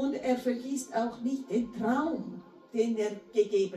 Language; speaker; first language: German; non-native, fluent; Portuguese